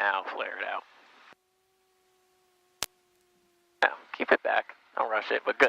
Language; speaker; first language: English; native; English